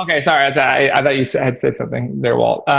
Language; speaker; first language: English; native; English